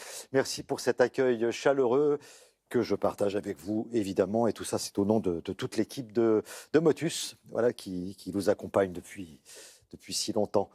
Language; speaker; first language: French; native; French